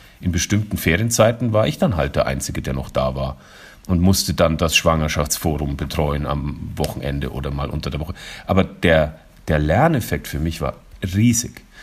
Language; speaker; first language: German; native; German